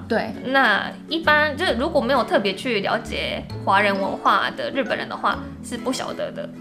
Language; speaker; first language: Chinese; non-native, fluent; Japanese